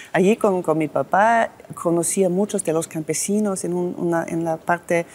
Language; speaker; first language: Spanish; non-native, fluent; German